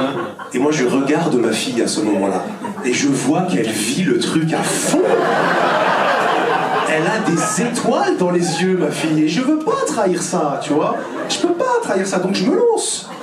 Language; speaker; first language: French; native; French